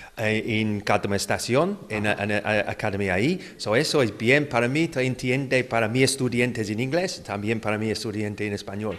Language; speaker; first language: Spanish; non-native, learner; English